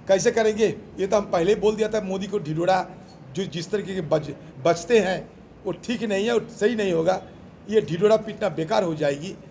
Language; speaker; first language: Hindi; non-native, local second language; Bangla